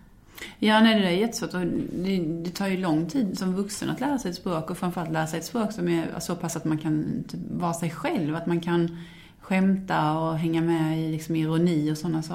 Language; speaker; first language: Swedish; native; Swedish